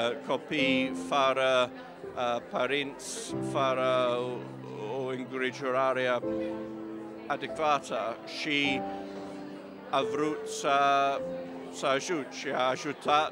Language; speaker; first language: Romanian; non-native, learner; English